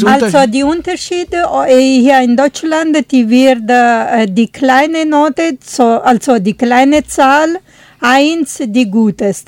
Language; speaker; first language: German; non-native, learner; Italian